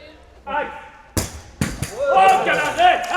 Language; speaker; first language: French; native; French